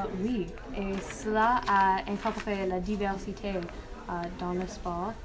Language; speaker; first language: French; non-native, learner; English